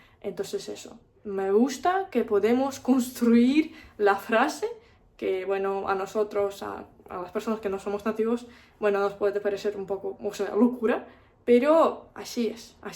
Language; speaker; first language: Spanish; non-native, fluent; Russian